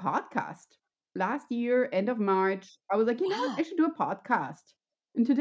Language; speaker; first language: English; non-native, fluent; German